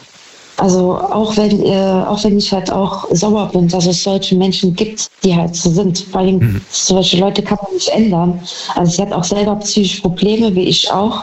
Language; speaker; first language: German; native; German